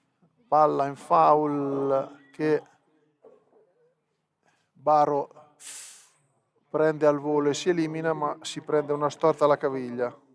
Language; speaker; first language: Italian; native; Italian